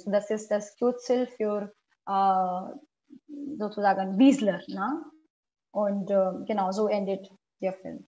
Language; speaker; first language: German; non-native, fluent; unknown